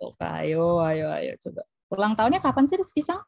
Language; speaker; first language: Indonesian; native; Indonesian